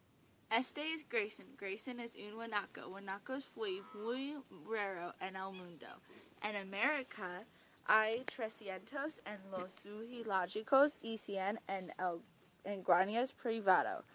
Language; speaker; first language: Spanish; non-native, learner; English